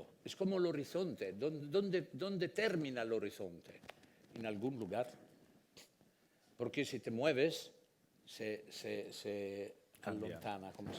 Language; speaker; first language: Spanish; non-native, fluent; Italian